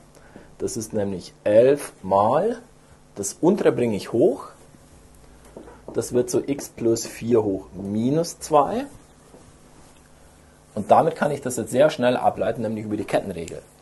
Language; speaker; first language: German; native; German